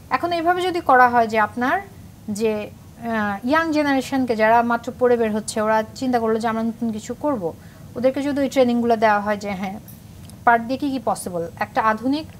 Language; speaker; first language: Bangla; native; Bangla